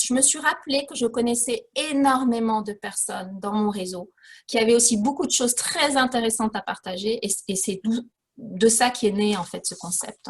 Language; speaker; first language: French; native; French